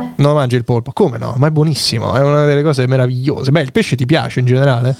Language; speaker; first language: Italian; native; Italian